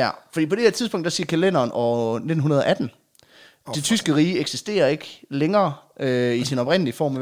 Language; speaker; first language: Danish; native; Danish